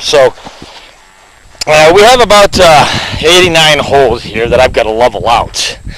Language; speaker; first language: English; native; English